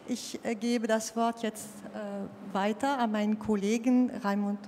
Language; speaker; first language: German; non-native, learner; French